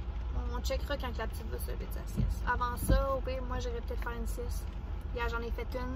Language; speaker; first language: French; native; French